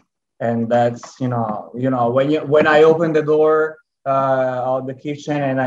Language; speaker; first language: English; non-native, fluent; Italian